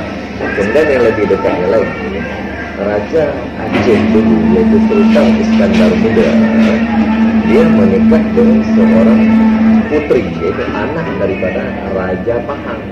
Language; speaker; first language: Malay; non-native, local second language; Achinese